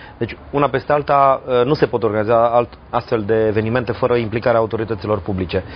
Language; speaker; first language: Romanian; native; Romanian